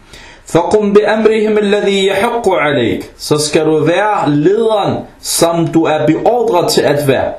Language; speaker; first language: Danish; early bilingual, other home language; Arabic